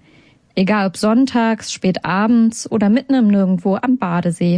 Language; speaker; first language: German; native; German